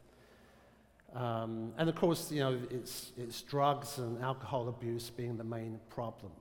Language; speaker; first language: English; native; English